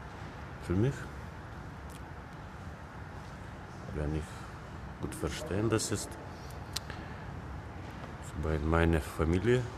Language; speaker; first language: German; non-native, learner; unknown